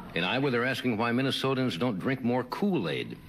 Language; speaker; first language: English; native; English